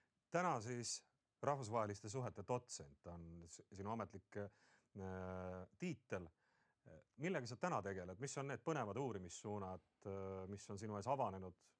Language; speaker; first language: Estonian; native; Estonian